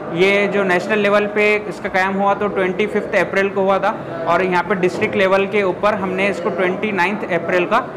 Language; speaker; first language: Hindi; native; Hindi